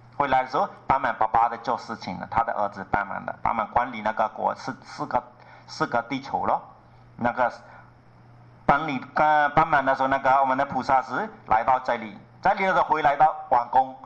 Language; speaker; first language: Chinese; non-native, fluent; Burmese